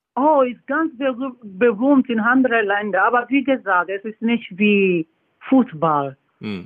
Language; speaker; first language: German; non-native, fluent; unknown